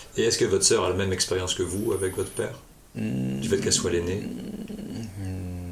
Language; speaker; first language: French; native; French